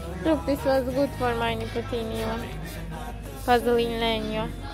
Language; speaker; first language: English; non-native, learner; Turkish